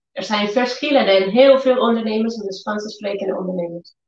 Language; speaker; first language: Dutch; non-native, learner; Spanish